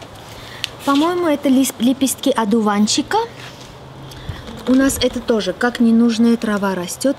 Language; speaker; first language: Russian; non-native, local second language; Armenian